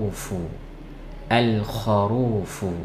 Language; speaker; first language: Arabic; non-native, fluent; Indonesian